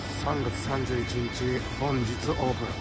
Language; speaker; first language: Japanese; native; Japanese